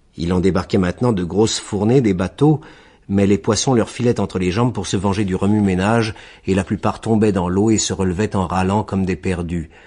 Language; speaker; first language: French; native; French